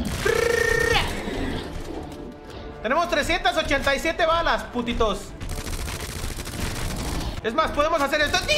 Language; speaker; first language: Spanish; native; Spanish